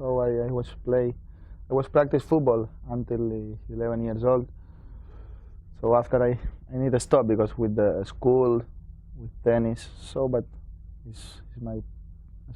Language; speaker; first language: English; non-native, learner; Spanish